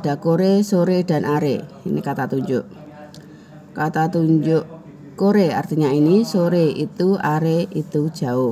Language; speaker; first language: Indonesian; native; Indonesian